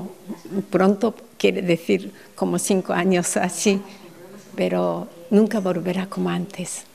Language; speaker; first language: Spanish; non-native, fluent; Japanese